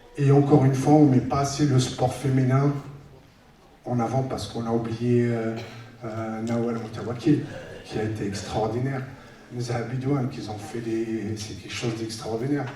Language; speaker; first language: French; early bilingual, other home language; Tachelhit